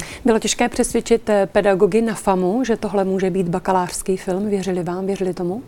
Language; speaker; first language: Czech; native; Czech